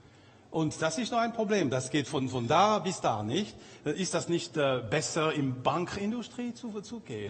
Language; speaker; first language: German; non-native, local second language; French